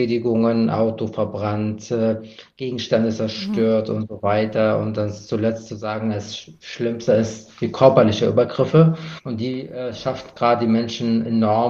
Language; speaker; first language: German; non-native, fluent; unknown